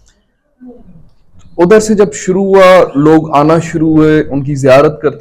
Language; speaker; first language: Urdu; non-native, local second language; Sindhi